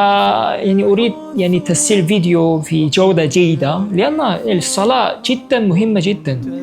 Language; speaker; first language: Arabic; non-native, fluent; Korean